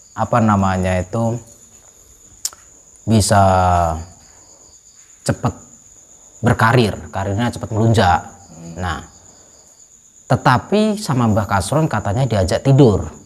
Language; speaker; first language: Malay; non-native, local second language; Javanese